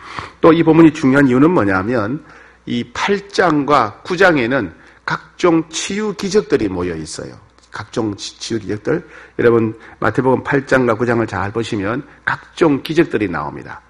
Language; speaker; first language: Korean; native; Korean